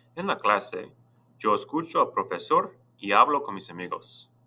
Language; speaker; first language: Spanish; non-native, fluent; English